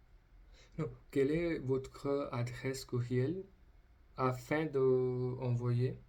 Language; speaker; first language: French; non-native, learner; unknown